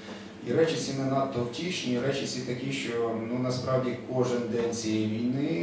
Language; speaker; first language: Ukrainian; native; Ukrainian